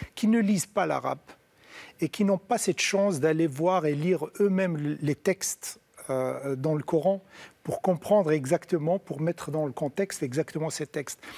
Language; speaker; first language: French; non-native, local second language; Arabic